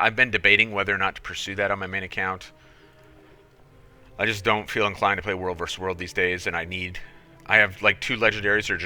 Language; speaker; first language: English; native; English